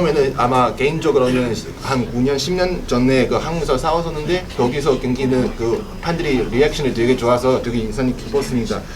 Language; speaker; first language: Korean; non-native, learner; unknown